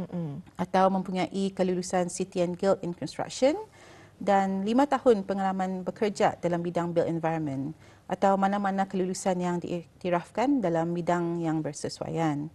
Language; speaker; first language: Malay; native; Malay